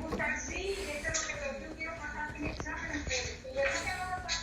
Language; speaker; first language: Spanish; non-native, learner; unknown